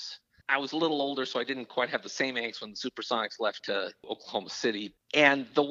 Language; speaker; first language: English; native; English